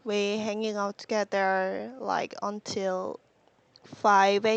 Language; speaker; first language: English; non-native, learner; Korean